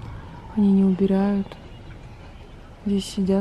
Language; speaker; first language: Russian; native; Russian